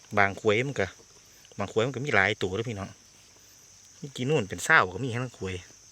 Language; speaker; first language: Thai; native; Thai